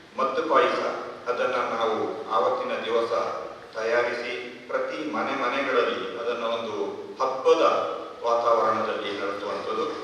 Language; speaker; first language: Kannada; non-native, local second language; Kodava